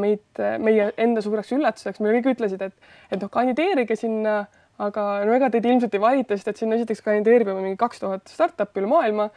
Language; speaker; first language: Estonian; native; Estonian